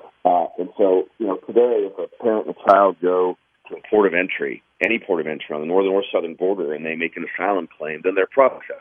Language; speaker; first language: English; native; English